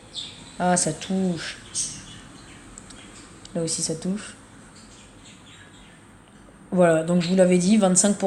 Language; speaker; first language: French; native; French